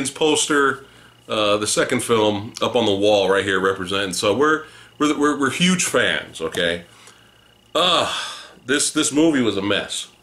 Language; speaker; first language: English; native; English